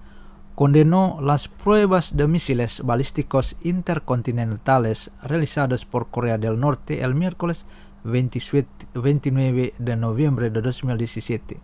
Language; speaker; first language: Spanish; non-native, fluent; Indonesian